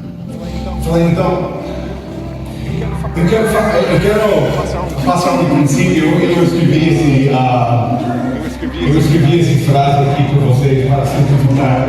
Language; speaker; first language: Portuguese; non-native, fluent; English